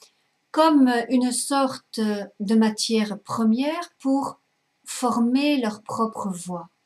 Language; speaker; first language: French; native; French